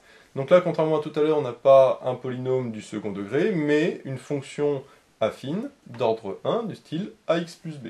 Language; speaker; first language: French; native; French